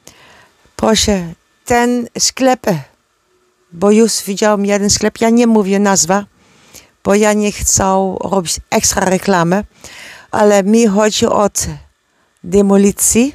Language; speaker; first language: Polish; non-native, learner; Dutch